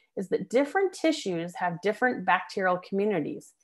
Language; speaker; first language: English; native; English